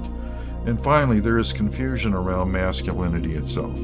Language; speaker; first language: English; native; English